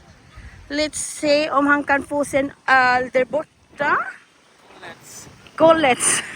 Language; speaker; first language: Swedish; non-native, fluent; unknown